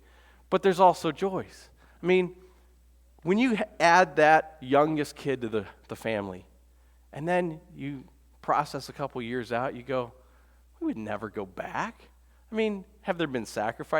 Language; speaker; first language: English; native; English